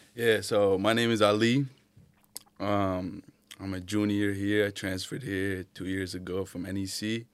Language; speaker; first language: English; early bilingual, other home language; Arabic